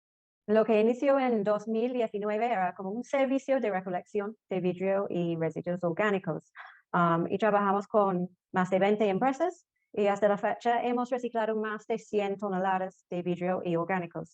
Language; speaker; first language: Spanish; non-native, fluent; English